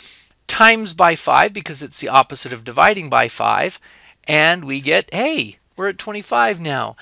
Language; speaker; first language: English; native; English